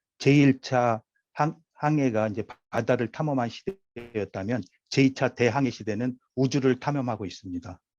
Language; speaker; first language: Korean; native; Korean